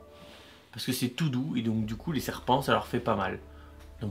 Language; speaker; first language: French; native; French